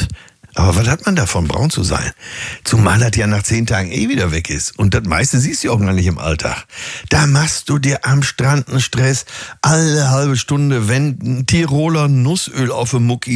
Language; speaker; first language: German; native; German